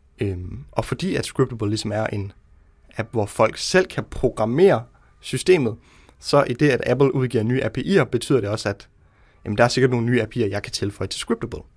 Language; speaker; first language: Danish; native; Danish